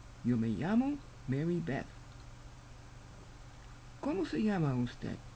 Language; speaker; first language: Spanish; non-native, fluent; English